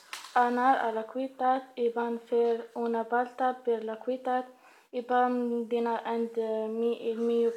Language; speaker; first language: Catalan; non-native, learner; Arabic